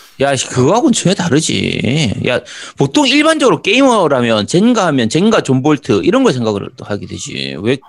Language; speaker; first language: Korean; native; Korean